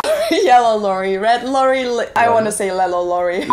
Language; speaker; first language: English; non-native, fluent; German